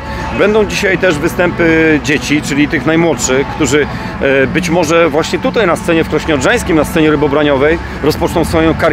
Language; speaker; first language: Polish; native; Polish